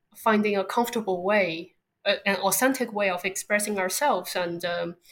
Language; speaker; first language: English; non-native, fluent; Chinese